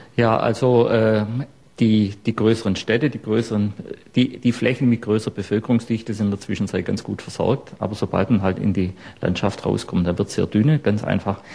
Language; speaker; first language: German; native; German